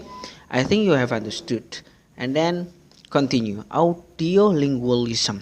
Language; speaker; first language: English; non-native, learner; Indonesian